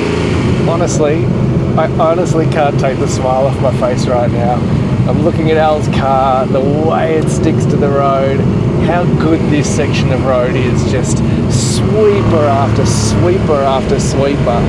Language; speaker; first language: English; native; English